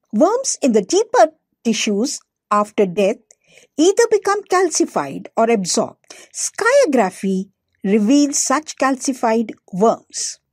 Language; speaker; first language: English; non-native, local second language; Hindi